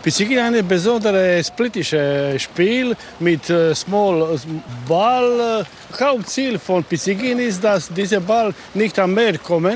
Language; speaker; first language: German; non-native, learner; Croatian